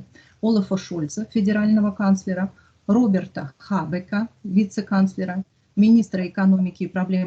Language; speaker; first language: Russian; native; Russian